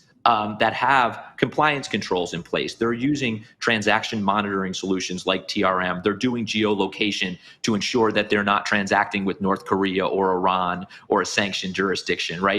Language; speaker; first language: English; native; English